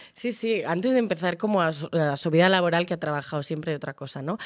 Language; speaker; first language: Spanish; native; Spanish